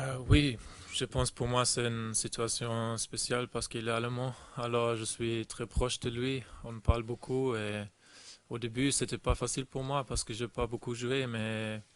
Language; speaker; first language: French; non-native, fluent; German